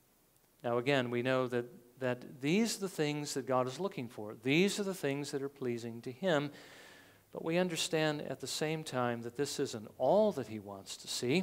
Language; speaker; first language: English; native; English